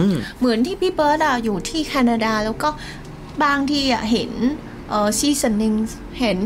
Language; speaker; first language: Thai; non-native, fluent; Vietnamese